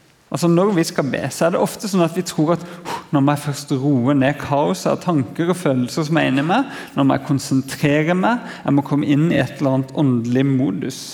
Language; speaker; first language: Norwegian; native; Norwegian